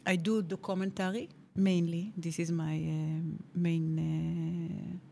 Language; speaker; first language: English; non-native, fluent; Hebrew